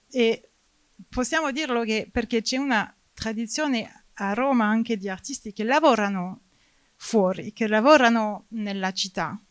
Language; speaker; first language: Italian; non-native, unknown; French